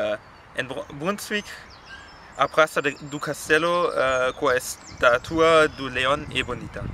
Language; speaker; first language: Portuguese; non-native, learner; German